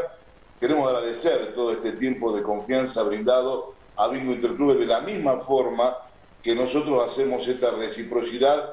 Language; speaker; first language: Spanish; native; Spanish